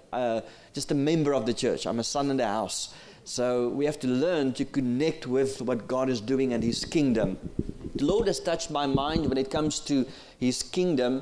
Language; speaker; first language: English; non-native, local second language; Afrikaans